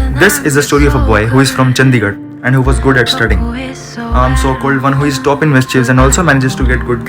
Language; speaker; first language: English; non-native, local second language; Hindi